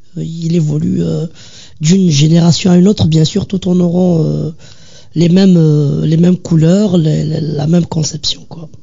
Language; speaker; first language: French; non-native, local second language; Kabyle